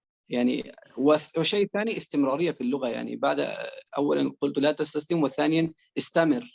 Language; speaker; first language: Arabic; non-native, fluent; Persian